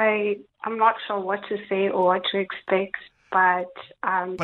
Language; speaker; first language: English; non-native, local second language; Xhosa